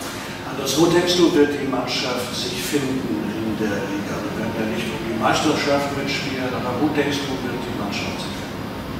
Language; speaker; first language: German; native; German